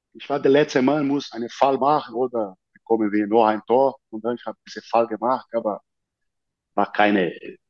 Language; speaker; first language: German; non-native, fluent; Portuguese